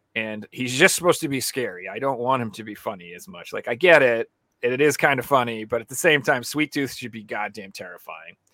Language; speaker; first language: English; native; English